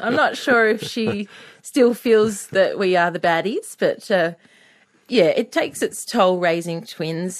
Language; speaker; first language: English; native; English